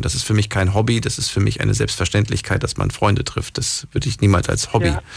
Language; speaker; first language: German; native; German